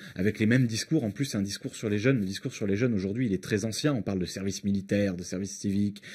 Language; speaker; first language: French; native; French